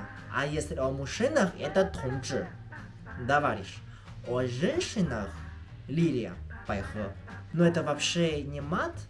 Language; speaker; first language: Russian; non-native, fluent; Chinese